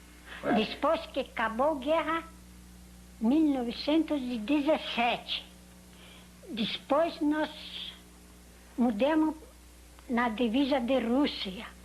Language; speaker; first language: Portuguese; non-native, learner; Polish